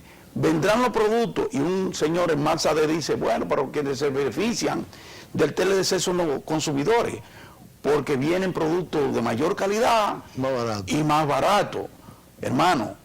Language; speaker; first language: Spanish; native; Spanish